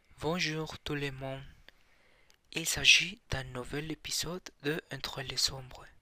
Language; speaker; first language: French; non-native, learner; Spanish